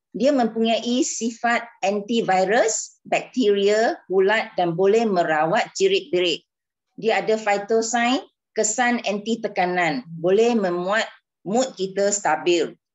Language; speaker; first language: Malay; non-native, local second language; Chinese